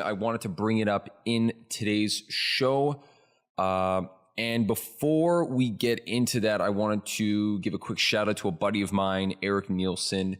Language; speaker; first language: English; native; English